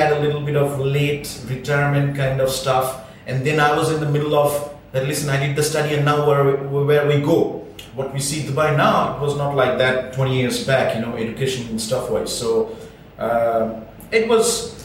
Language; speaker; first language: English; non-native, local second language; Bangla